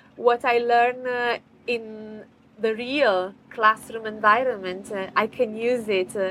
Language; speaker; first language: English; non-native, fluent; Italian